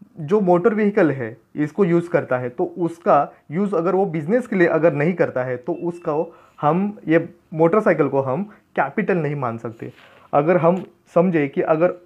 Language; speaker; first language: Hindi; non-native, local second language; Marathi